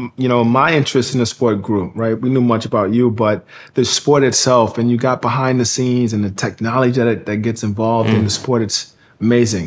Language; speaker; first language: English; native; English